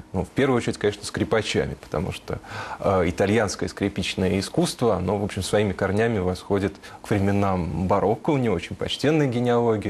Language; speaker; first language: Russian; native; Russian